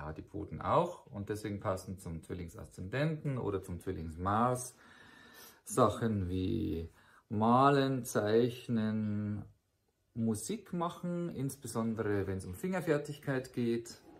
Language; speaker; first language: German; native; German